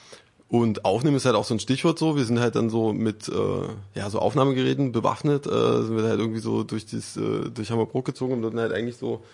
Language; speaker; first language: German; native; German